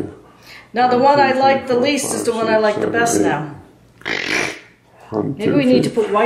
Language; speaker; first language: English; native; English